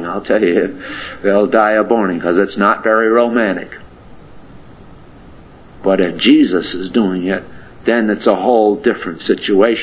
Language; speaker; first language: English; native; English